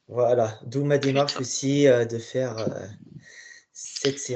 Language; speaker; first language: French; native; French